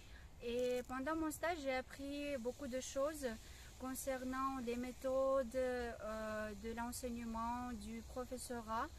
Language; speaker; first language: French; non-native, fluent; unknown